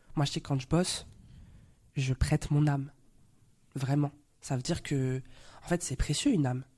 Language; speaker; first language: French; native; French